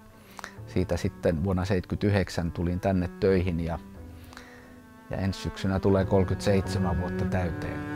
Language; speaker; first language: Finnish; native; Finnish